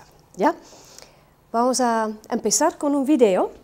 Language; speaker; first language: Spanish; non-native, fluent; Dutch